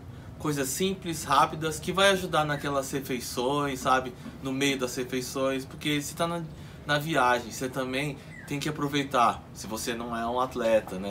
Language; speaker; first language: Portuguese; native; Portuguese